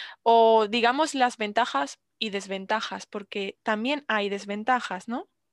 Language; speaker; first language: Spanish; native; Spanish